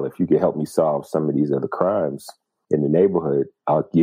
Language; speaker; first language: English; native; English